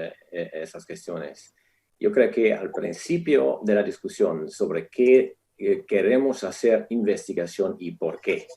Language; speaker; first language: Spanish; non-native, fluent; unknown